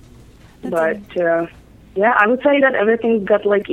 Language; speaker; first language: English; non-native, fluent; Czech